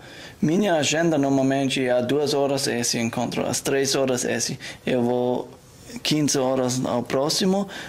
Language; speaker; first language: Portuguese; non-native, learner; German